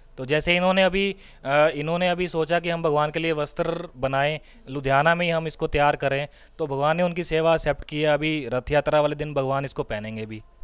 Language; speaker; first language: Hindi; non-native, local second language; Punjabi